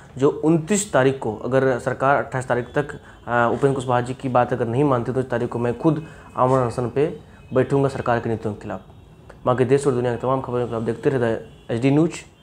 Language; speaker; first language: Hindi; native; Hindi